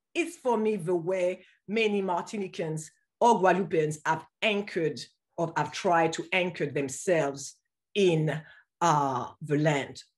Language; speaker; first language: English; non-native, fluent; French